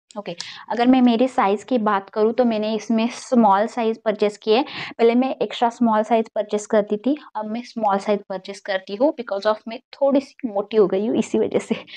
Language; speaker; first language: Hindi; non-native, local second language; Marathi